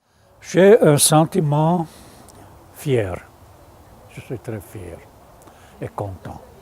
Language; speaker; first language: French; non-native, fluent; German